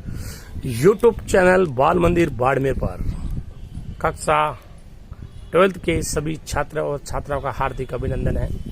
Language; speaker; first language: Hindi; native; Hindi